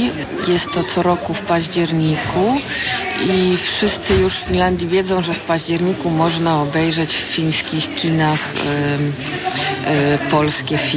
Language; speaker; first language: Polish; early bilingual, heritage; Polish